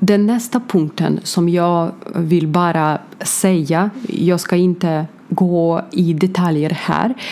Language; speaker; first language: Swedish; non-native, learner; Ukrainian